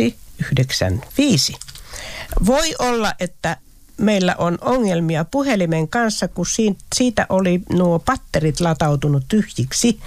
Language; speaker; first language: Finnish; native; Finnish